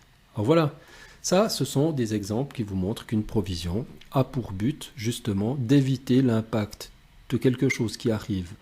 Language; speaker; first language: French; native; French